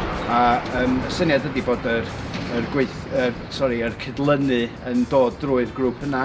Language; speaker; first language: Welsh; native; Welsh